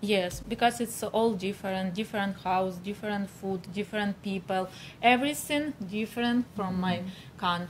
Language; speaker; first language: English; non-native, learner; Ukrainian